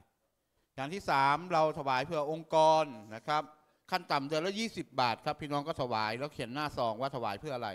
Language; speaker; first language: Thai; native; Thai